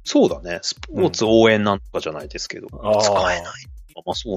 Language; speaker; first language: Japanese; native; Japanese